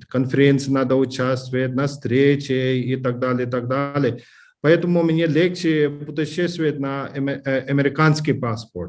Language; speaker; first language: Russian; non-native, learner; English